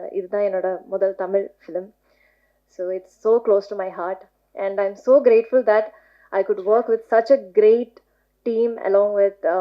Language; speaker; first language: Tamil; non-native, learner; Malayalam